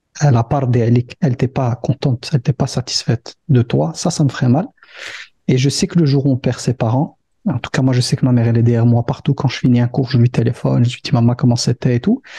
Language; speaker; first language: French; early bilingual, other home language; Arabic